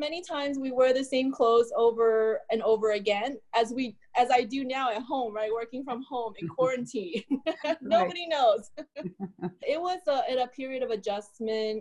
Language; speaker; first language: English; early bilingual, other home language; Chinese